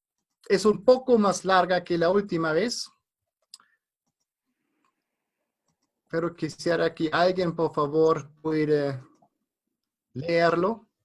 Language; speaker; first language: Spanish; non-native, fluent; German